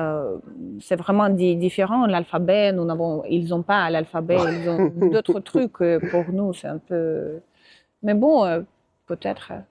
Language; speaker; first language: French; non-native, fluent; Russian